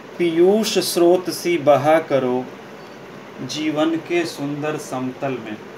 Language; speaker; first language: Hindi; native; Hindi